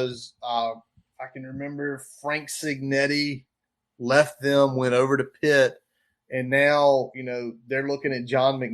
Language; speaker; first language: English; native; English